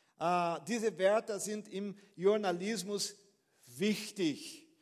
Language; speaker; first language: German; non-native, fluent; Portuguese